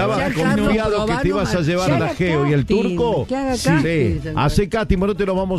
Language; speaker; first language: Spanish; native; Spanish